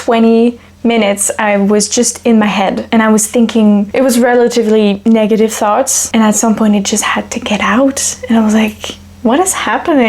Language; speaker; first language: English; non-native, fluent; French